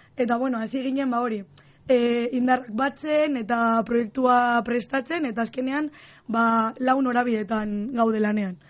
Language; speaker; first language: Basque; non-native, local second language; Spanish